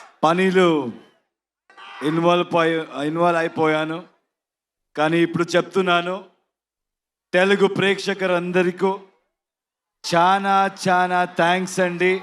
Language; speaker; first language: Telugu; non-native, learner; Kannada